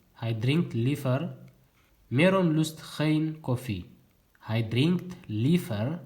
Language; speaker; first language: Dutch; non-native, learner; Tigrinya